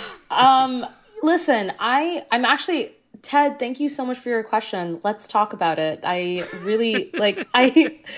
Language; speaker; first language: English; native; English